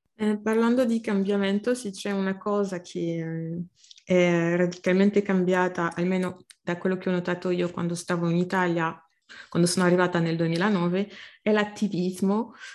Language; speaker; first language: Italian; non-native, fluent; French